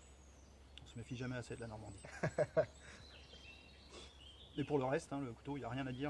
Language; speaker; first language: French; native; French